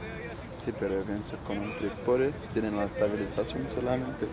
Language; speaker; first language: Spanish; non-native, learner; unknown